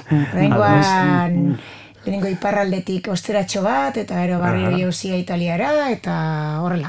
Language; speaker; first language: Basque; native; Basque